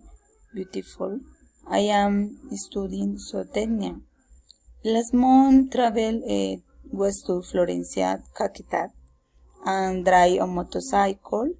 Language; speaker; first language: English; non-native, learner; Spanish